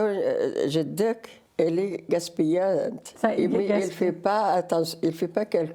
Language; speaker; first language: French; non-native, learner; Riffian